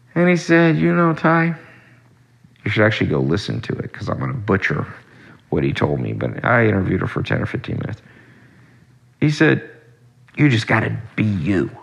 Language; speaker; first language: English; native; English